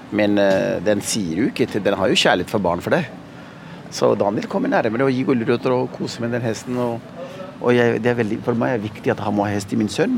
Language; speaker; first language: Norwegian; early bilingual, other home language; Punjabi